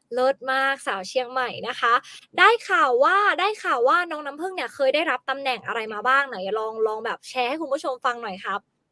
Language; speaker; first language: Thai; native; Thai